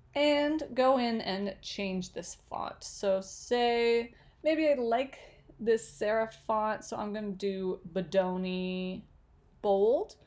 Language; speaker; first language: English; native; English